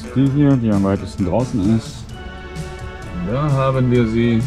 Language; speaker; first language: German; native; German